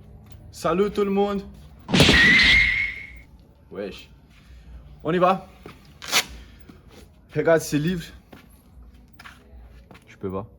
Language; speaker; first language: French; non-native, learner; Portuguese